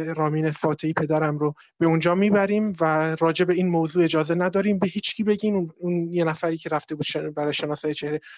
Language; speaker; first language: Persian; non-native, local second language; Kurdish